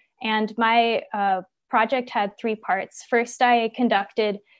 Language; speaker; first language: English; native; English